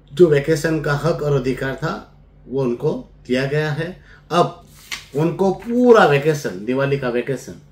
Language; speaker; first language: Hindi; non-native, local second language; Gujarati